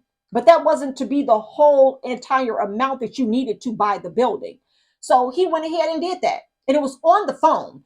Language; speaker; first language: English; native; English